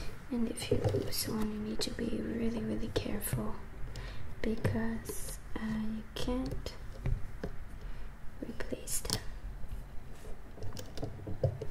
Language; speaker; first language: English; non-native, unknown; Dutch